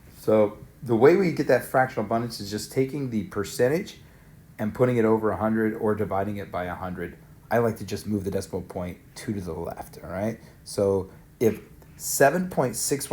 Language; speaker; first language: English; native; English